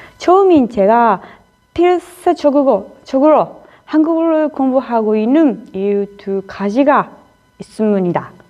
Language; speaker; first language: Korean; non-native, learner; Japanese